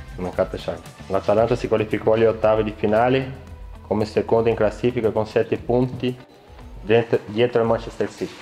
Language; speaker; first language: Italian; non-native, fluent; Portuguese